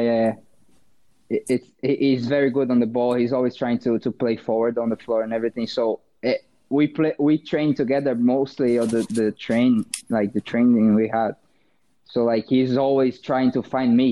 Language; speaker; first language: English; non-native, fluent; Portuguese